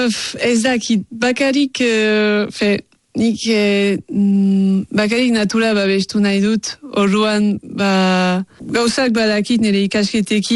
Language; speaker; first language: Basque; non-native, local second language; French